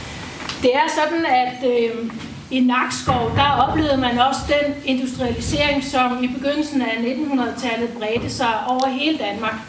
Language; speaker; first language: Danish; native; Danish